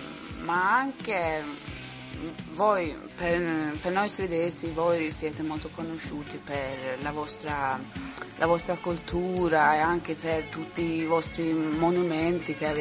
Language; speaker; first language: Italian; non-native, learner; Swedish